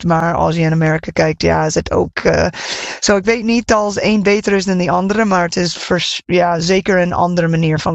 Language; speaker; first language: Dutch; non-native, fluent; English